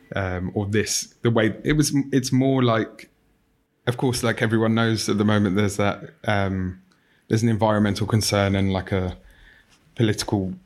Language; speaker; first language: English; native; English